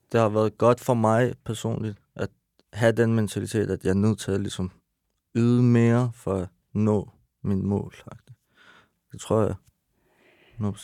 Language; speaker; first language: Danish; early bilingual, other home language; Persian